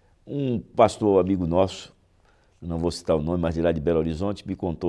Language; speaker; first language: Portuguese; native; Portuguese